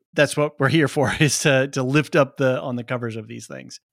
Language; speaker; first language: English; native; English